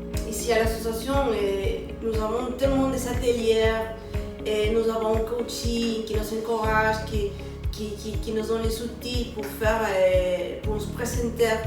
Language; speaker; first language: French; non-native, learner; Spanish